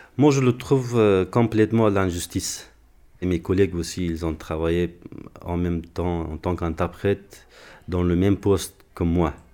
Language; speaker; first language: French; non-native, fluent; Persian